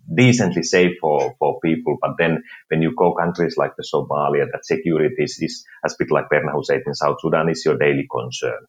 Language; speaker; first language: English; non-native, fluent; Finnish